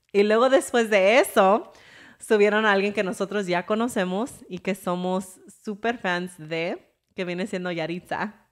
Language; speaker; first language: Spanish; early bilingual, heritage; Spanish